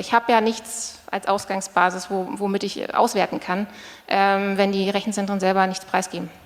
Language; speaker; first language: German; native; German